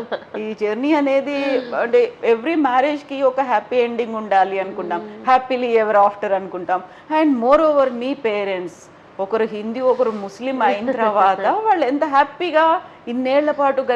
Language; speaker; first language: Telugu; native; Telugu